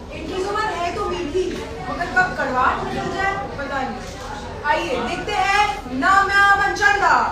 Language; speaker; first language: Hindi; native; Hindi